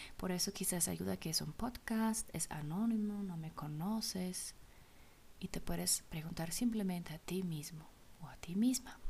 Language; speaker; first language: Spanish; non-native, fluent; German